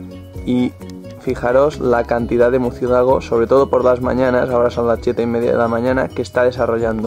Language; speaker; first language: Spanish; native; Spanish